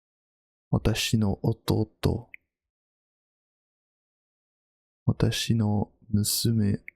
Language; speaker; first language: Japanese; non-native, learner; French